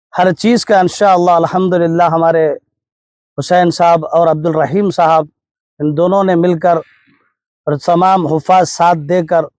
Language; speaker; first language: Urdu; native; Urdu